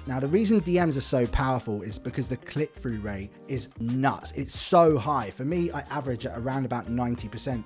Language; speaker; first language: English; native; English